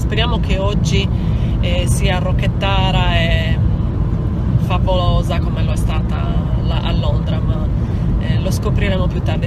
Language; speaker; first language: Italian; native; Italian